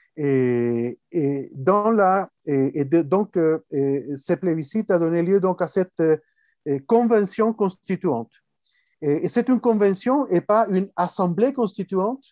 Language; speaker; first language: French; non-native, fluent; Spanish